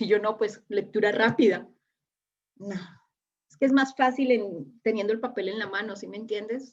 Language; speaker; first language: Spanish; native; Spanish